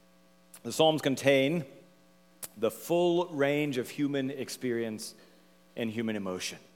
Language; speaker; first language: English; native; English